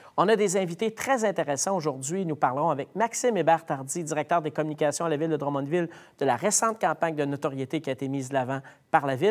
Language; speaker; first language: French; native; French